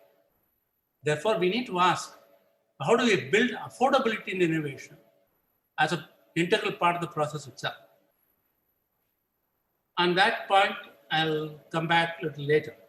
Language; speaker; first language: English; non-native, local second language; Tamil